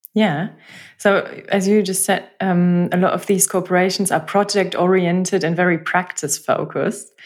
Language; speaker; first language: English; non-native, fluent; German